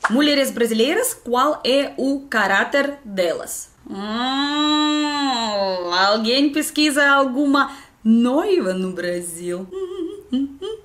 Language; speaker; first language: Portuguese; non-native, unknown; Russian